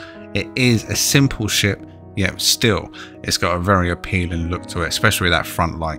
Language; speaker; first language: English; native; English